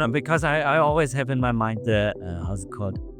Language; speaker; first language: English; non-native, fluent; German